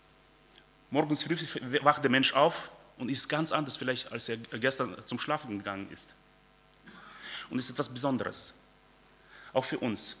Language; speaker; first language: German; early bilingual, other home language; Russian